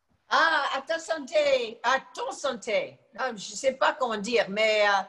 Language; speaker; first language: French; non-native, fluent; English